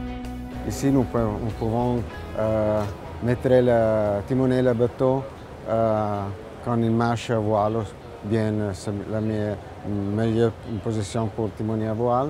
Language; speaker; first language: French; non-native, learner; Italian